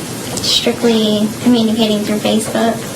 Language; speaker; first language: English; native; English